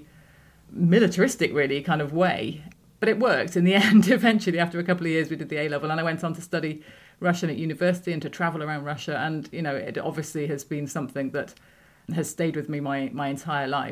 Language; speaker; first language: English; native; English